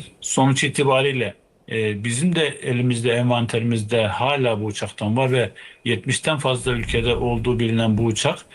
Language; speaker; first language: Turkish; native; Turkish